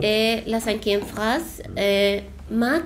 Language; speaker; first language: French; non-native, fluent; Arabic